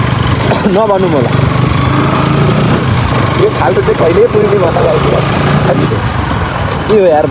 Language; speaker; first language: Nepali; native; Nepali